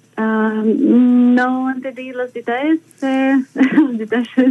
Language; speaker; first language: Spanish; non-native, learner; Russian